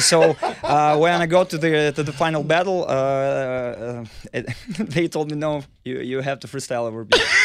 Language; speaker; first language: English; non-native, fluent; Russian